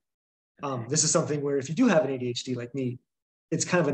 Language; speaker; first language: English; native; English